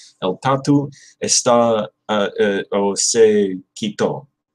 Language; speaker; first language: Spanish; non-native, learner; English